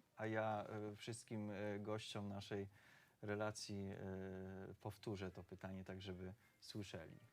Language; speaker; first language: Polish; native; Polish